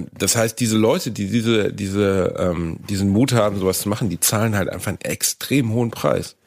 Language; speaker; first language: German; native; German